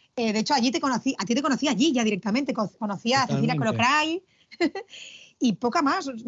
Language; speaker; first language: Spanish; native; Spanish